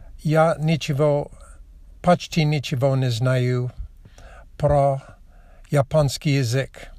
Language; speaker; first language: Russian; non-native, learner; English